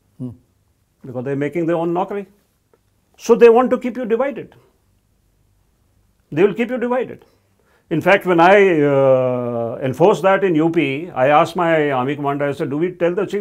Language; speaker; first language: English; non-native, local second language; Hindi